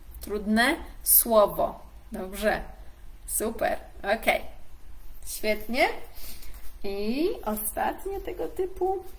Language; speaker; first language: Polish; native; Polish